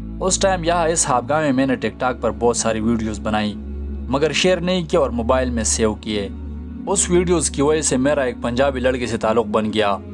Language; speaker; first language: Urdu; non-native, local second language; Pashto